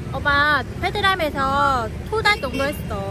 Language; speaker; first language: Korean; non-native, learner; Vietnamese